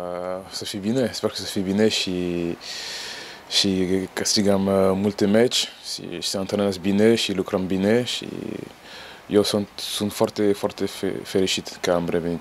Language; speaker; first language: Romanian; non-native, learner; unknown